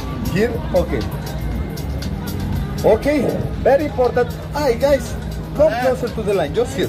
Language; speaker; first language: English; non-native, learner; Spanish